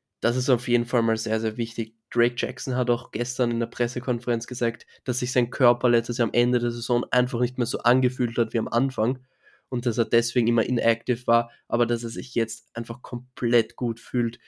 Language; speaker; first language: German; native; German